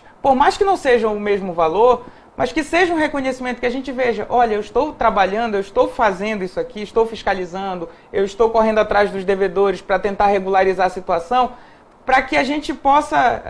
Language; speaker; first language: Portuguese; native; Portuguese